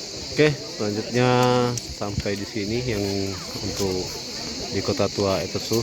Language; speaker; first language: Indonesian; native; Indonesian